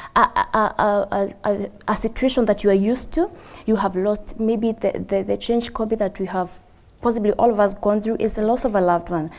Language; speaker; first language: English; non-native, local second language; Kikuyu